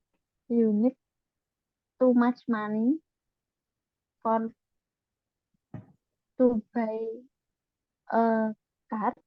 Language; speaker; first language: English; non-native, learner; Indonesian